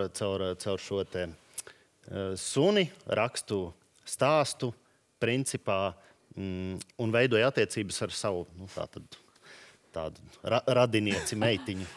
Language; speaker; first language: Latvian; native; Latvian